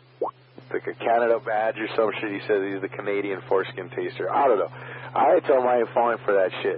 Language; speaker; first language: English; native; English